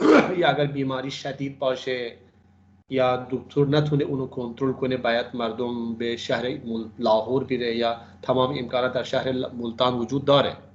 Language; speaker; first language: Persian; non-native, fluent; Urdu